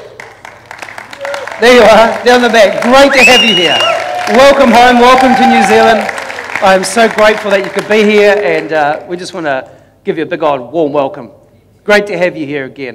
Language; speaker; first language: English; native; English